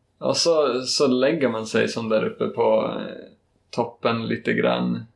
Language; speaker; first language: Swedish; native; Swedish